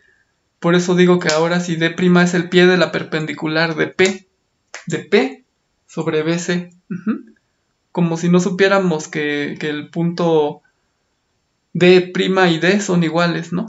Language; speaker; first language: Spanish; native; Spanish